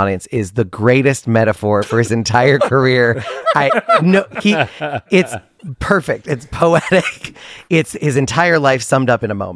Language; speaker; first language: English; native; English